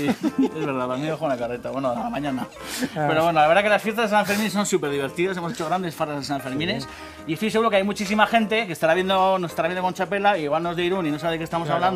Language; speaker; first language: Spanish; native; Spanish